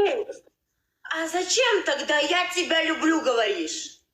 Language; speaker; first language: Russian; non-native, learner; Uzbek